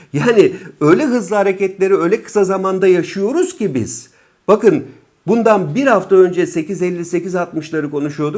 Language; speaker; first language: Turkish; native; Turkish